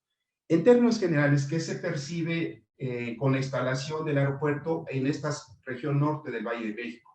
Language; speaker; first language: Spanish; native; Spanish